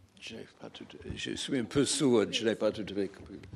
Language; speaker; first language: French; non-native, fluent; English